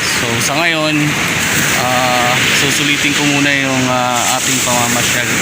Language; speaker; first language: Filipino; native; Filipino